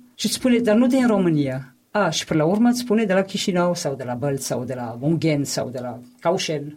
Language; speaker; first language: Romanian; non-native, fluent; French